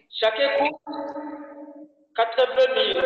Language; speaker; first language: French; non-native, learner; Rundi